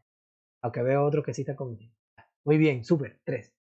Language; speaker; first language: Spanish; native; Spanish